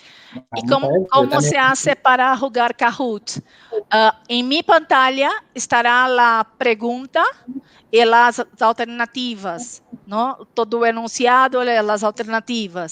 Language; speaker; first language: Spanish; non-native, local second language; Portuguese